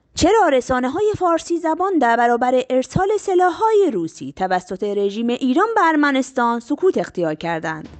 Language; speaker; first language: Persian; non-native, local second language; Azerbaijani